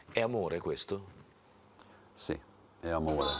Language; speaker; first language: Italian; non-native, learner; English